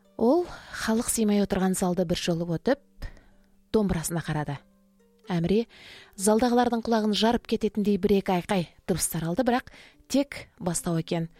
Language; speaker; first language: Kazakh; native; Kazakh